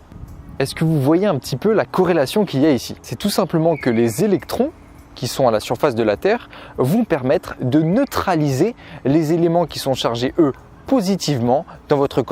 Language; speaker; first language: French; native; French